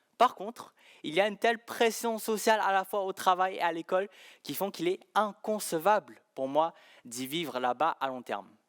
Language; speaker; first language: French; early bilingual, other home language; Chinese